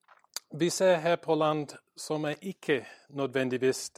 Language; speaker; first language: Norwegian; non-native, learner; English